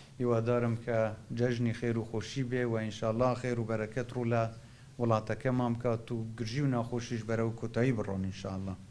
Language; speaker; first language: Central Kurdish; non-native, local second language; Kurdish